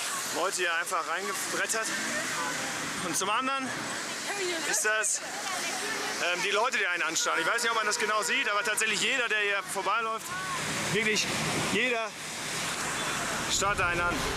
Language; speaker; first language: German; native; German